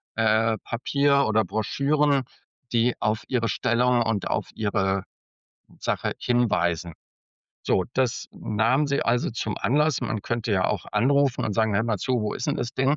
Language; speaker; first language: German; native; German